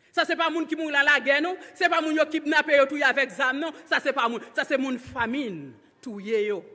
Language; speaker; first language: French; non-native, local second language; Haitian Creole